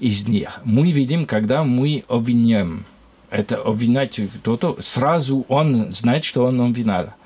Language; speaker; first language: Russian; non-native, learner; French